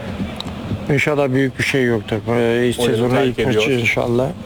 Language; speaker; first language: Turkish; native; Turkish